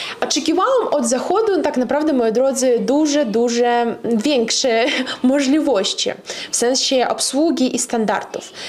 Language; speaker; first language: Polish; non-native, fluent; Russian